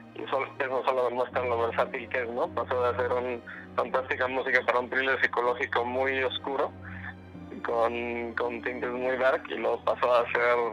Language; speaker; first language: Spanish; native; Spanish